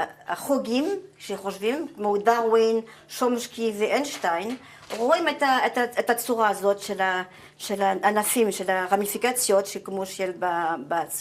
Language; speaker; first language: Hebrew; non-native, fluent; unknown